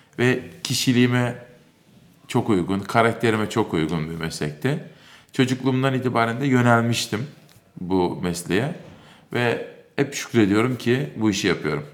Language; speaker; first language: Turkish; native; Turkish